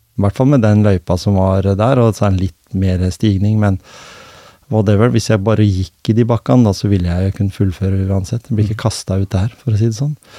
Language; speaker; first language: Norwegian; native; Norwegian